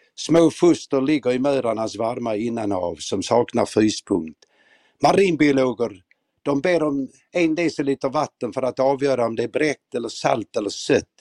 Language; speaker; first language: Swedish; native; Swedish